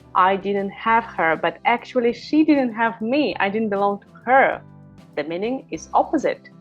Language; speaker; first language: English; non-native, fluent; Russian